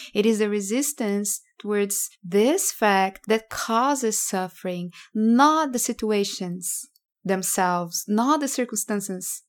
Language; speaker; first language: English; non-native, fluent; Portuguese